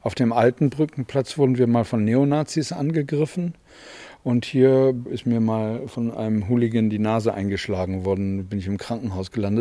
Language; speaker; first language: German; native; German